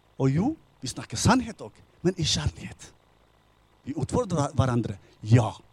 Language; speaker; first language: Norwegian; non-native, fluent; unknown